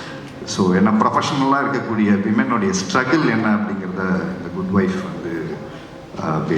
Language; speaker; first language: Tamil; native; Tamil